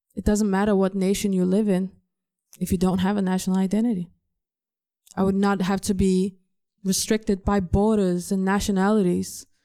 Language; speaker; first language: English; non-native, fluent; Danish